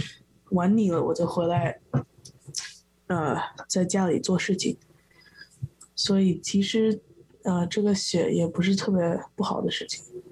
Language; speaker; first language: Chinese; early bilingual, heritage; Chinese